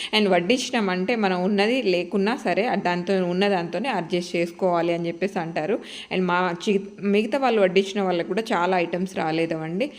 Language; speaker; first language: Telugu; native; Telugu